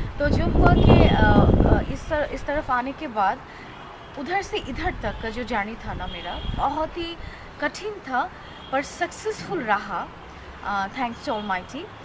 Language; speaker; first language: Hindi; non-native, learner; Bangla